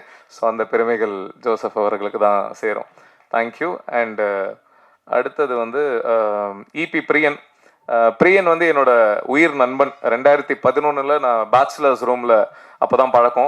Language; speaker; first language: Tamil; native; Tamil